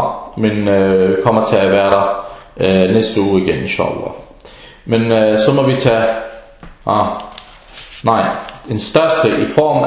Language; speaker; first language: Danish; early bilingual, other home language; Arabic